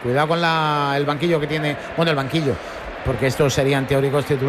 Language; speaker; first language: Spanish; native; Spanish